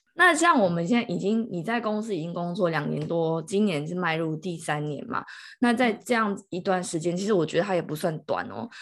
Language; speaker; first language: Chinese; native; Chinese